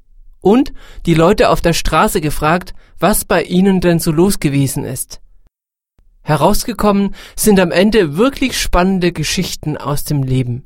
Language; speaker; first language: German; native; German